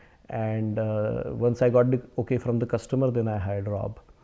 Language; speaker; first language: English; non-native, local second language; Marathi